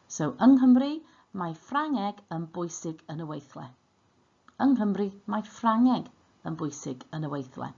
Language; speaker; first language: Welsh; non-native, local second language; English